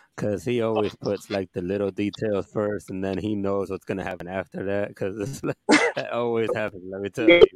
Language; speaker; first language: English; native; English